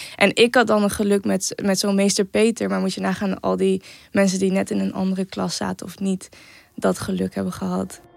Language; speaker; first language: Dutch; native; Dutch